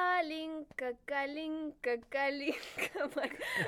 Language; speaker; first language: English; non-native, learner; Russian